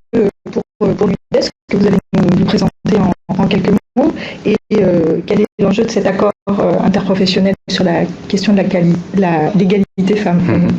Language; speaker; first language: French; native; French